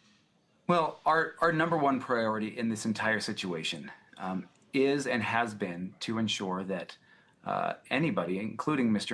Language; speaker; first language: English; native; English